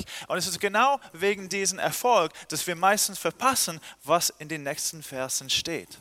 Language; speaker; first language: German; non-native, fluent; English